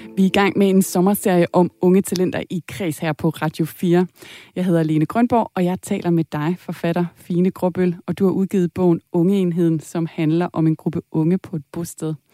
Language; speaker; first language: Danish; native; Danish